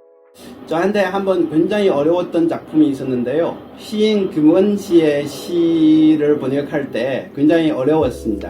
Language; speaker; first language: Korean; non-native, fluent; Chinese